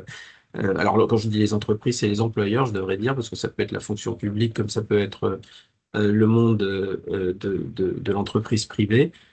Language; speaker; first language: French; native; French